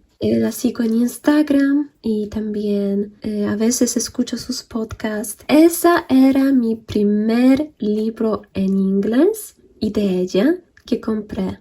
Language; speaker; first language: Spanish; non-native, fluent; Polish